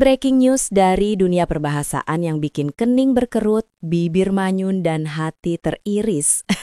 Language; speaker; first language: Indonesian; native; Indonesian